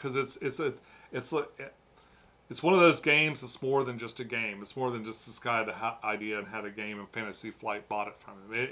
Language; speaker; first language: English; native; English